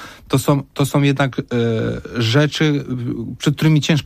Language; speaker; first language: Polish; native; Polish